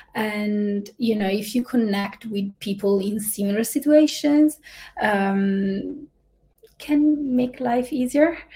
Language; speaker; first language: English; non-native, fluent; Italian